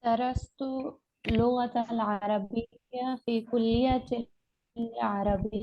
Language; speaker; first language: Arabic; non-native, learner; Urdu